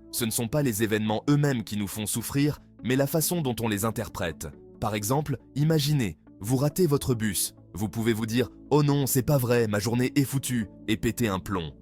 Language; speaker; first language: French; native; French